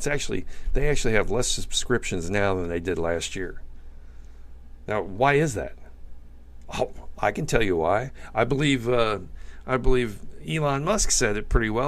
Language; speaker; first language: English; native; English